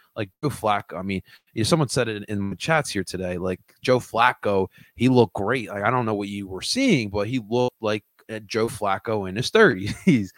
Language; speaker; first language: English; early bilingual, other home language; Spanish